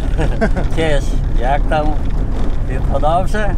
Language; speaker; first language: Polish; early bilingual, heritage; Polish